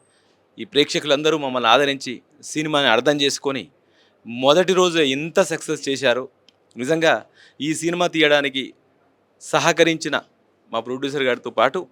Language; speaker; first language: Telugu; native; Telugu